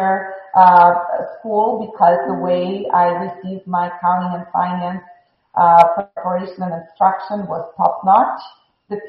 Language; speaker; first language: English; non-native, fluent; Russian